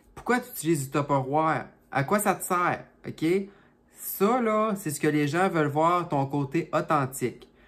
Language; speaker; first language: French; native; French